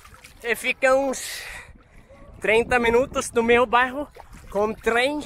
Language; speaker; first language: Portuguese; non-native, fluent; Swedish